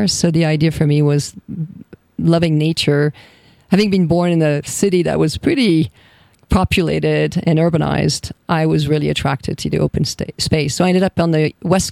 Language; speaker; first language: English; non-native, fluent; French